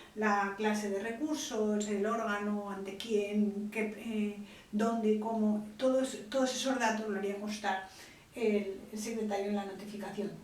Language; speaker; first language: Spanish; native; Spanish